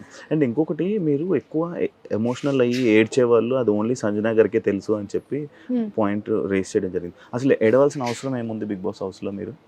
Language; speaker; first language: Telugu; native; Telugu